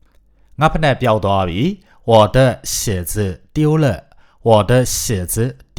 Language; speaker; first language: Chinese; non-native, fluent; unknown